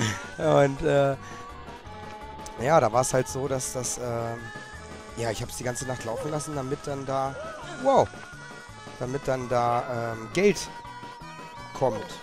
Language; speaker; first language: German; native; German